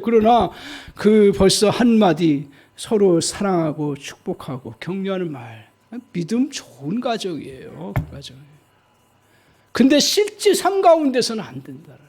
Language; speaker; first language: Korean; native; Korean